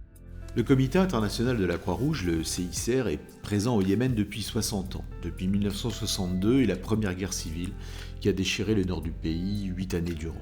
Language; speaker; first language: French; native; French